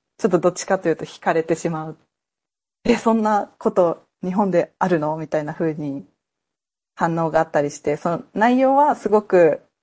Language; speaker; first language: Japanese; native; Japanese